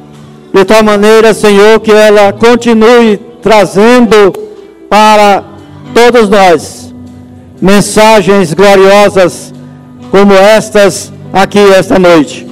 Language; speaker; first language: Portuguese; native; Portuguese